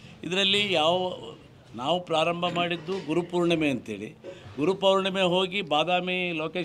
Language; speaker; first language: Kannada; native; Kannada